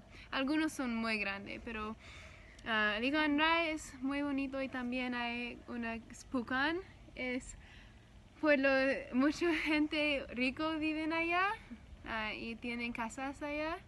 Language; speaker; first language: Spanish; non-native, learner; English